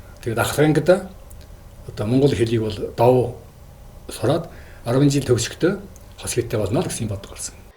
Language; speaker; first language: Mongolian; non-native, local second language; Kazakh